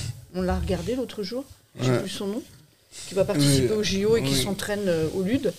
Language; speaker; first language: French; native; French